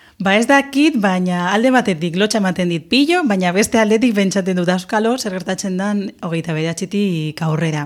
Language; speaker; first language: Basque; native; Basque